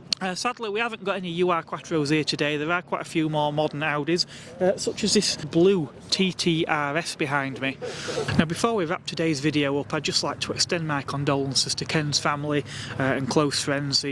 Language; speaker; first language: English; native; English